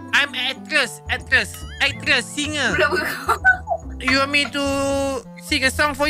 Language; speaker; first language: English; non-native, learner; Malay